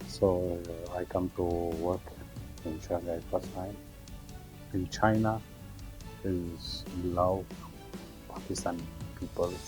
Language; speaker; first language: English; non-native, learner; Urdu